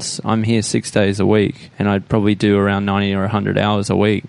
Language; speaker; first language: English; native; English